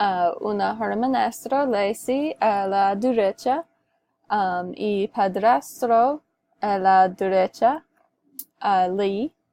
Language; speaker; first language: Spanish; non-native, learner; English